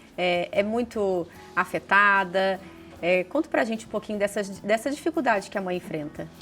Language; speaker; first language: Portuguese; native; Portuguese